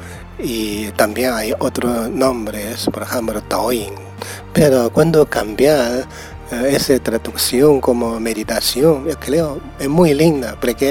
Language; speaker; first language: Spanish; non-native, learner; Chinese